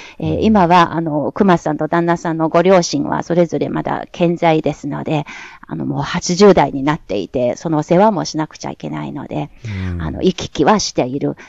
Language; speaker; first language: Japanese; non-native, fluent; Chinese